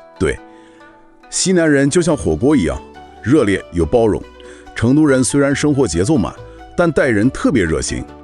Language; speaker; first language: Chinese; non-native, fluent; English